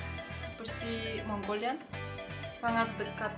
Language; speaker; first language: Indonesian; non-native, learner; Russian